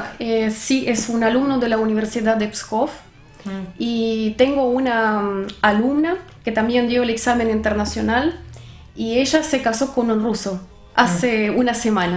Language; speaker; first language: Spanish; non-native, fluent; Russian